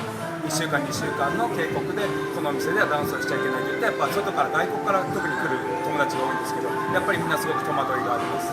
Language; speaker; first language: Japanese; native; Japanese